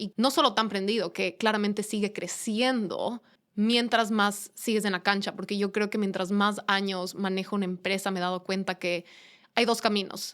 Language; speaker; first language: Spanish; native; Spanish